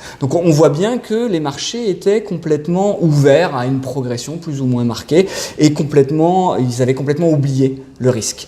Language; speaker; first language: French; native; French